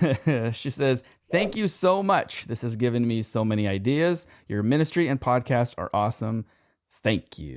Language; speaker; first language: English; native; English